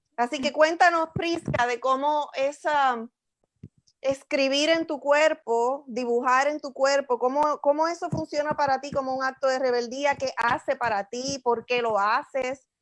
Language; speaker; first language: Spanish; native; Spanish